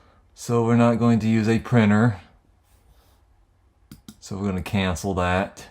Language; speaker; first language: English; native; English